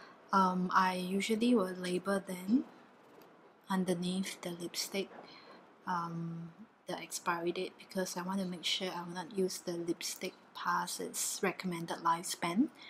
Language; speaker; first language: English; non-native, local second language; Chinese